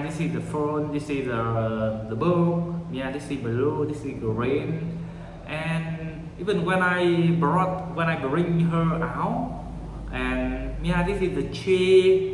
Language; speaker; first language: English; non-native, learner; Vietnamese